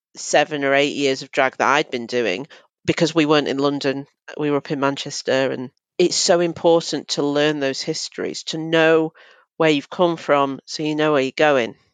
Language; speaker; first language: English; native; English